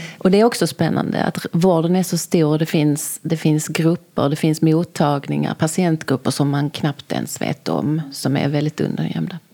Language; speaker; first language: Swedish; native; Swedish